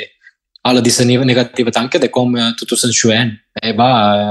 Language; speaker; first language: Norwegian; non-native, fluent; Spanish